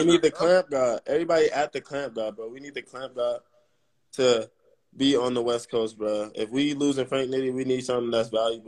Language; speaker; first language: English; native; English